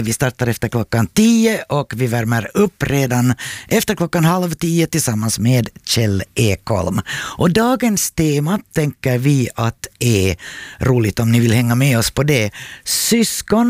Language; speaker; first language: Swedish; native; Swedish